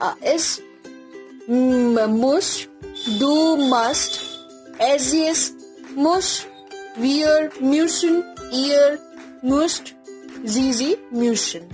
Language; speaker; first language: German; non-native, learner; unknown